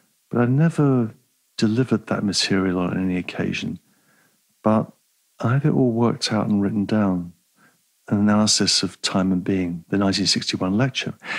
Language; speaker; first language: English; native; English